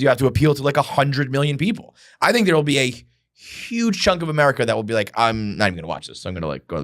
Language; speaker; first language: English; native; English